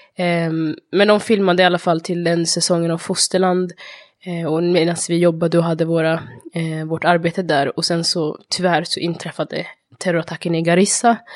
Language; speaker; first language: Swedish; early bilingual, other home language; Somali